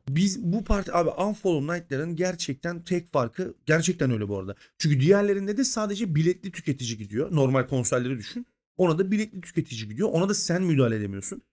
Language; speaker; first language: Turkish; native; Turkish